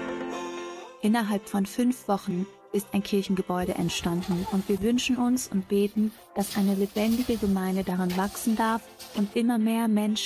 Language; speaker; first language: German; native; German